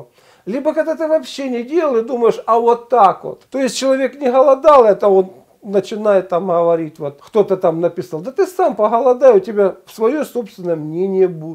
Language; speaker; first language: Russian; native; Russian